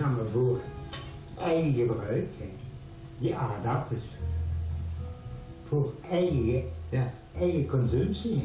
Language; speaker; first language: Dutch; non-native, local second language; Limburgish